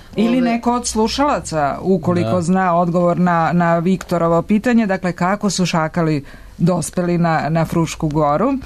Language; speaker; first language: Serbian; native; Serbian